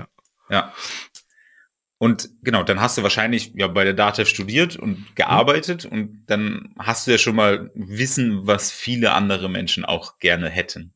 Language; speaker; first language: German; native; German